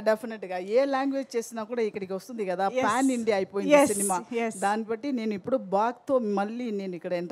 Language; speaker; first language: Telugu; non-native, learner; Tamil